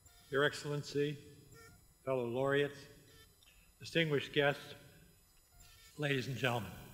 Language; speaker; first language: English; early bilingual, other home language; Dutch